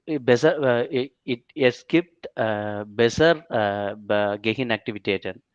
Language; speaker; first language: German; non-native, learner; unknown